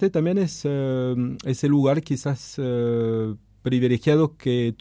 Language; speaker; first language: Spanish; non-native, fluent; French